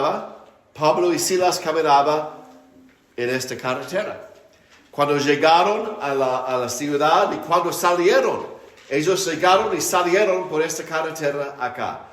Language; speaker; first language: Spanish; non-native, fluent; English